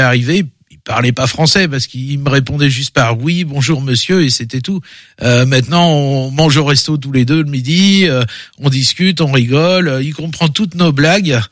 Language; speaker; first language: French; native; French